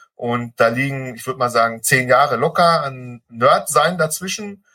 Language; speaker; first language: German; native; German